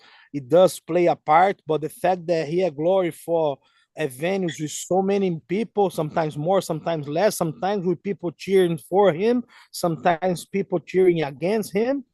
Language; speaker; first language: English; non-native, fluent; Portuguese